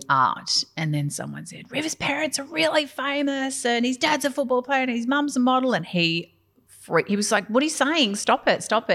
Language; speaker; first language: English; native; English